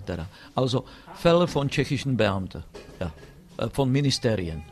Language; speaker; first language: German; non-native, fluent; Czech